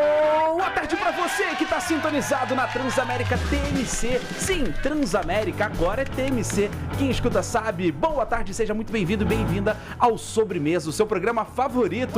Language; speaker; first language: Portuguese; native; Portuguese